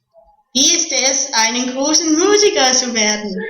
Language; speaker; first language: German; non-native, learner; Danish